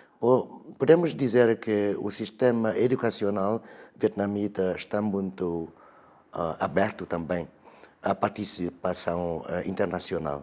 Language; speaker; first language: Portuguese; non-native, fluent; Vietnamese